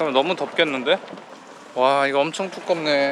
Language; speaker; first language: Korean; native; Korean